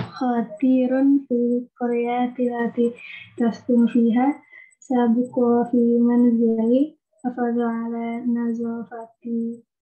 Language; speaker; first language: Arabic; non-native, learner; Indonesian